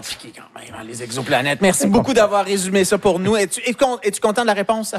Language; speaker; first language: French; native; French